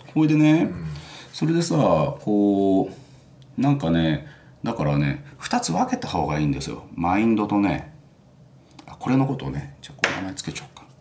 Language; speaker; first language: Japanese; native; Japanese